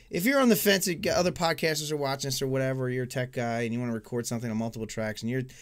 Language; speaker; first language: English; native; English